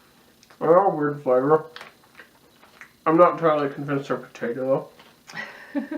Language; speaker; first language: English; native; English